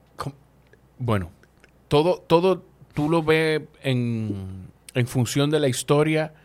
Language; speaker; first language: Spanish; native; Spanish